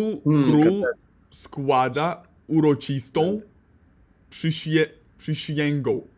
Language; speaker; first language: Polish; non-native, learner; Russian